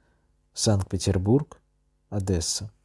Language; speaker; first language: Russian; native; Russian